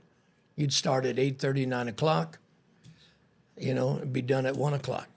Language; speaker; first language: English; native; English